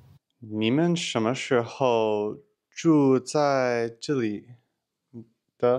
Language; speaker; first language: Chinese; non-native, learner; English